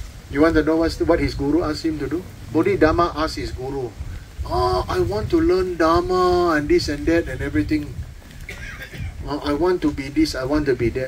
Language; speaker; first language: English; non-native, local second language; Chinese